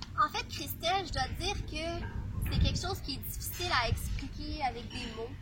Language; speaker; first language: French; native; French